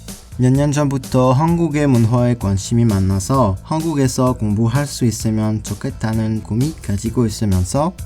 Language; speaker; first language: Korean; non-native, learner; French